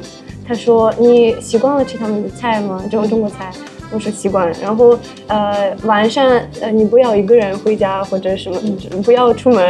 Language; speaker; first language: Chinese; non-native, fluent; Russian